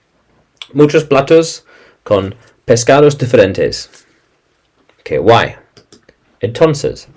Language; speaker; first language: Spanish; non-native, fluent; English